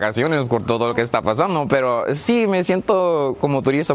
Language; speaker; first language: Spanish; early bilingual, heritage; Spanish